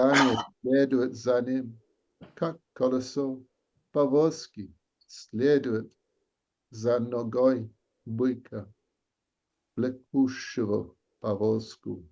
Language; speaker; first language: Russian; non-native, learner; English